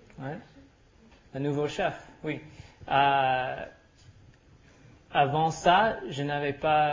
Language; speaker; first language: French; non-native, learner; English